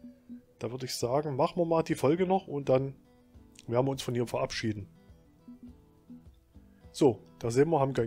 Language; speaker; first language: German; native; German